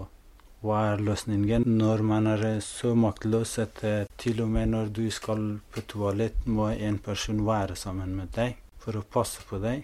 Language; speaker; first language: Norwegian; non-native, fluent; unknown